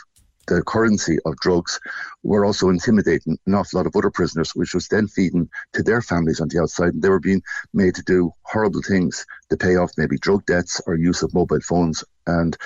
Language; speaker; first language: English; native; English